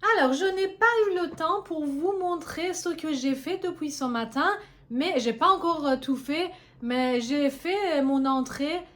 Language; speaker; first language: French; non-native, fluent; Persian